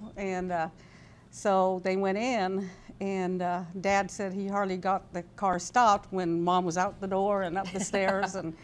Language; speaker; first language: English; native; English